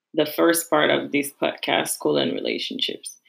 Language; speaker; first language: English; non-native, fluent; French